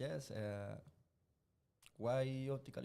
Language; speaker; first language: English; non-native, learner; Spanish